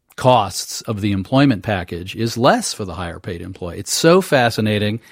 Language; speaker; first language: English; native; English